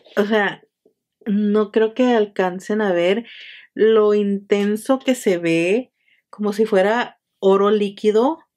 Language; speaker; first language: Spanish; early bilingual, heritage; Spanish